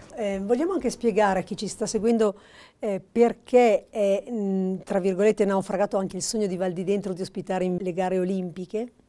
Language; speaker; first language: Italian; native; Italian